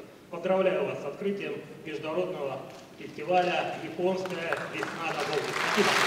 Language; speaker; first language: Russian; native; Russian